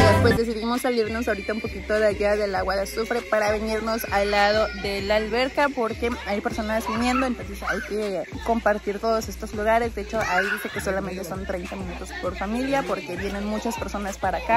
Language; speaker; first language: Spanish; native; Spanish